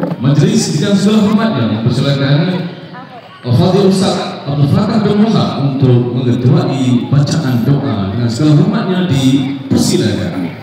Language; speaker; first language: Malay; native; Malay